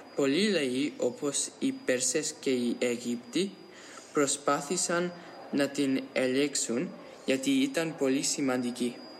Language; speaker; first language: Greek; early bilingual, heritage; Greek